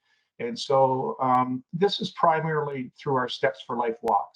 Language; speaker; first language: English; native; English